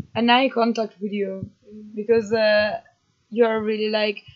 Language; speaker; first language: English; non-native, fluent; Italian